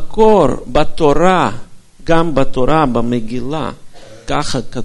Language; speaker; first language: Hebrew; non-native, fluent; Russian